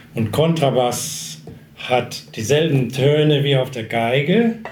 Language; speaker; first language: German; non-native, fluent; English